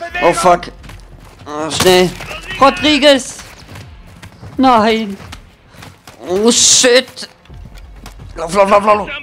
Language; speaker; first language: German; native; German